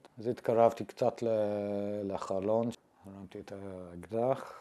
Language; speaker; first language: Hebrew; non-native, fluent; English